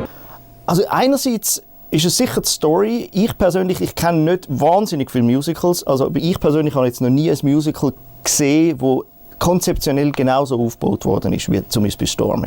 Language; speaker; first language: German; native; German